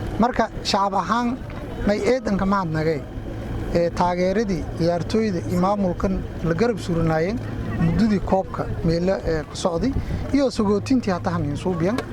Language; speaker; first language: Somali; non-native, local second language; Maay